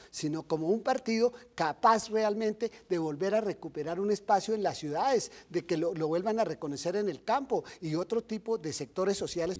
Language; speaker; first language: Spanish; native; Spanish